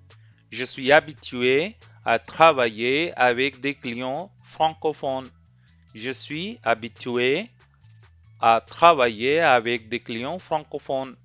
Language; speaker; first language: French; non-native, fluent; Hindi